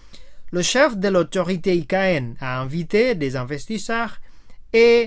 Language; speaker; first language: French; non-native, fluent; Indonesian